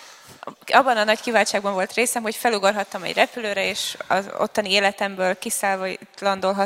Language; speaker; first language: Hungarian; native; Hungarian